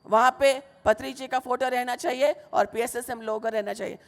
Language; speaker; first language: Hindi; non-native, local second language; Telugu